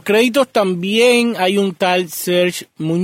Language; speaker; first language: Spanish; native; Spanish